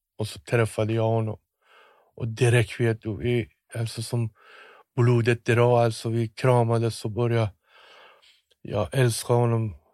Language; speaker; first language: Swedish; non-native, fluent; Persian